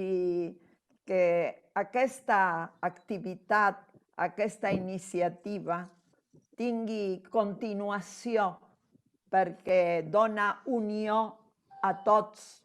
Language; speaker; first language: Catalan; non-native, fluent; Spanish